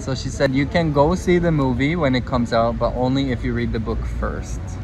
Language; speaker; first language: English; native; English